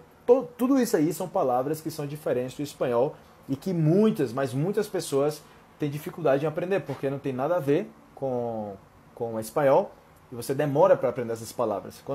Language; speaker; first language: Portuguese; native; Portuguese